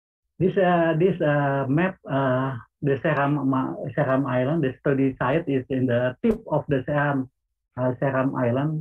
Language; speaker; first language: English; non-native, fluent; Indonesian